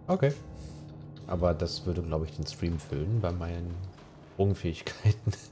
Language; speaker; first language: German; native; German